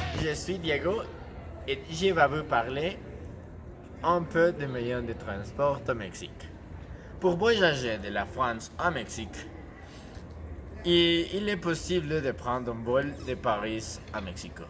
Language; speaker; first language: French; non-native, fluent; Spanish